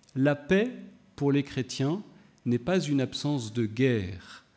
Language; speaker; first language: French; native; French